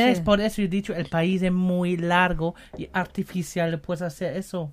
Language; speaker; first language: Spanish; non-native, fluent; German